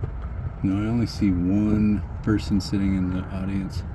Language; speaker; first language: English; native; English